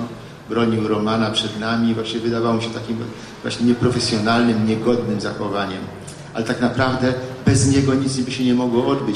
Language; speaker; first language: Polish; native; Polish